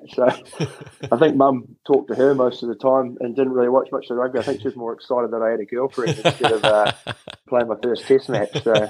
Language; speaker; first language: English; native; English